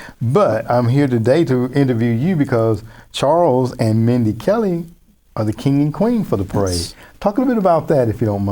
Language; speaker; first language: English; native; English